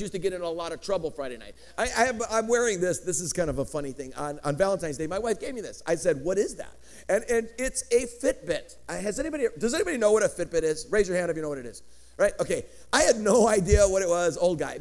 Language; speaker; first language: English; early bilingual, other home language; Greek